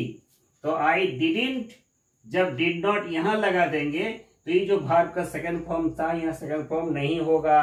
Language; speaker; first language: Hindi; non-native, local second language; Bangla